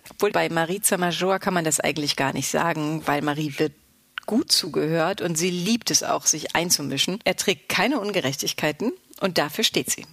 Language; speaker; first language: German; native; German